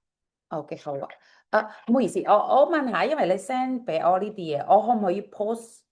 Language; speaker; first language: Cantonese; non-native, fluent; Javanese